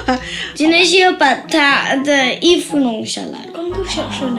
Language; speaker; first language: Chinese; non-native, learner; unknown